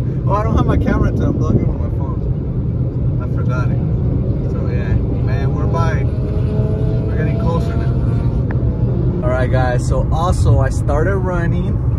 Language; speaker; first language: English; early bilingual, other home language; Spanish